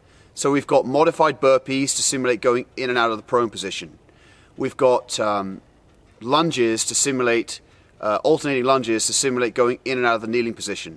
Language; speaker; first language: English; native; English